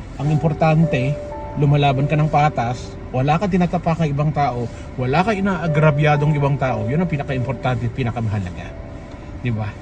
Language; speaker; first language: Filipino; native; Filipino